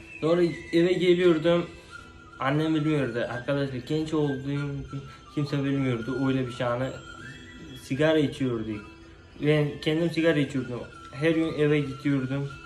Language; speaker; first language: Turkish; non-native, learner; Uzbek